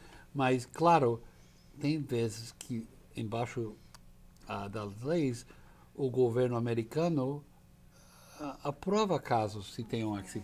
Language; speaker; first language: Portuguese; non-native, fluent; English